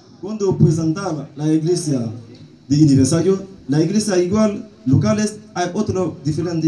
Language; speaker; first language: Spanish; non-native, learner; Haitian Creole